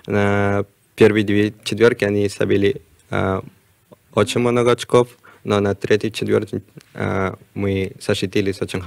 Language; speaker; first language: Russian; non-native, learner; Spanish